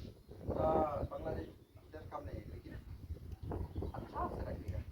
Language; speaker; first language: Hindi; non-native, learner; Malay